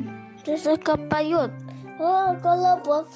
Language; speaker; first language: Russian; non-native, local second language; Yakut